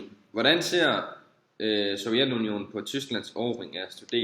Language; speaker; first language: Danish; native; Danish